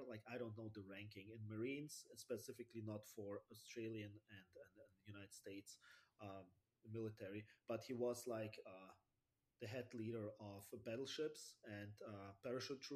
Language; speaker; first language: English; non-native, fluent; German